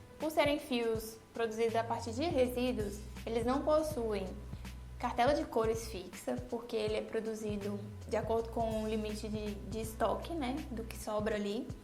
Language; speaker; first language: Portuguese; native; Portuguese